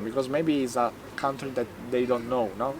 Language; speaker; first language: English; non-native, learner; Italian